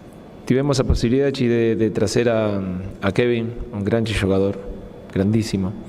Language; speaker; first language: Portuguese; non-native, fluent; Spanish